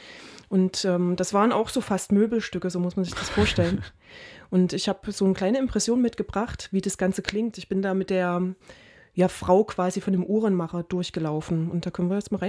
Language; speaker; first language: German; native; German